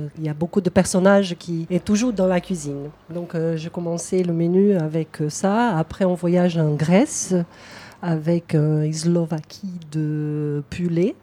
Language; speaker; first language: French; non-native, fluent; Portuguese